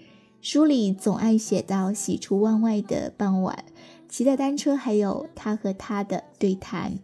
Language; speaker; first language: Chinese; native; Chinese